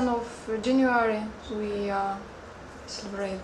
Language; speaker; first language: English; non-native, learner; Russian